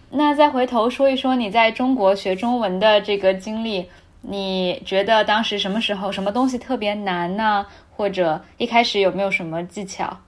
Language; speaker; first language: Chinese; native; Chinese